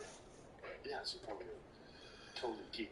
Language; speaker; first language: English; native; English